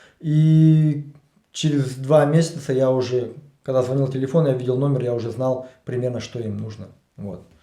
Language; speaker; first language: Russian; native; Russian